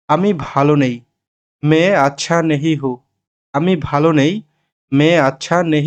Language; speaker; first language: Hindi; non-native, learner; Bangla